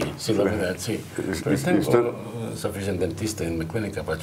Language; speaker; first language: Spanish; non-native, learner; English